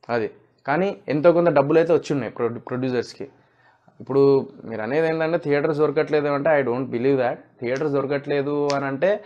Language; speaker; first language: Telugu; native; Telugu